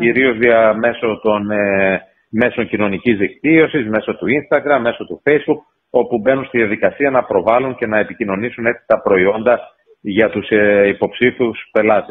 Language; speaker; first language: Greek; native; Greek